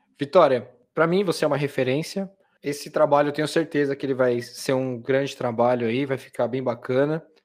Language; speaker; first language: Portuguese; native; Portuguese